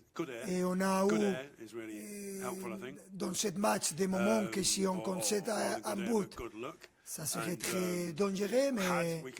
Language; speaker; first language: French; non-native, fluent; Spanish